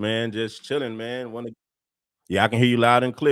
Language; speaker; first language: English; native; English